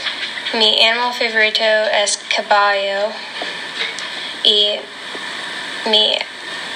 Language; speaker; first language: Spanish; non-native, learner; English